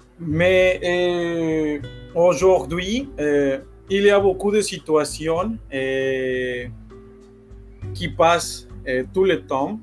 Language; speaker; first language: French; non-native, learner; Spanish